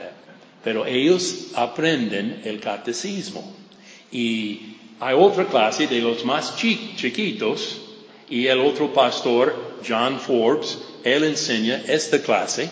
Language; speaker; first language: Spanish; non-native, fluent; English